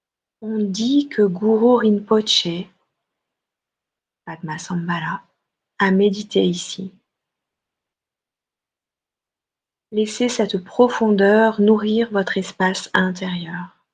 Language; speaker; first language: French; native; French